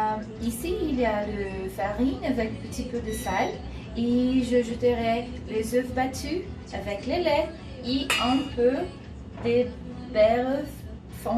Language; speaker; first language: French; non-native, learner; Portuguese